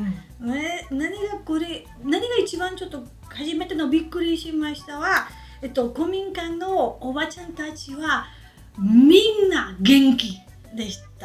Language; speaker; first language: Japanese; non-native, learner; Spanish